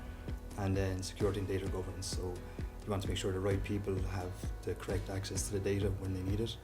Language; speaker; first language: English; native; English